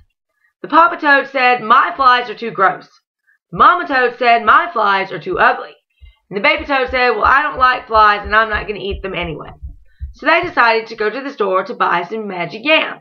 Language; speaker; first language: English; native; English